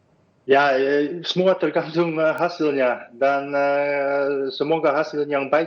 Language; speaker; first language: Indonesian; non-native, fluent; Dutch